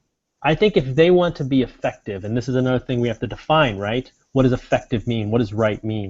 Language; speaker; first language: English; native; English